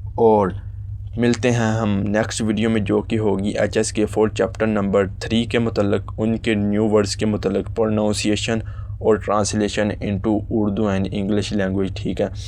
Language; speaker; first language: Urdu; native; Urdu